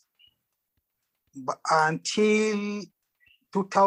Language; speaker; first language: English; non-native, fluent; Arabic